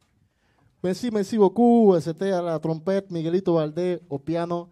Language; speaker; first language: French; non-native, learner; Spanish